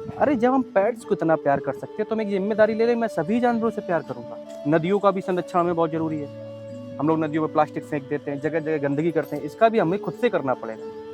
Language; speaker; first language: Hindi; native; Hindi